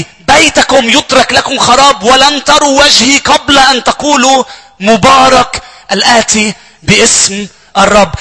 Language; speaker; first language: Arabic; native; Arabic